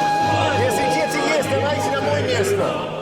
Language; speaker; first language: Russian; non-native, learner; English